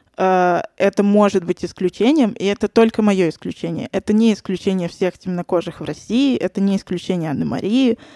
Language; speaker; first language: Russian; native; Russian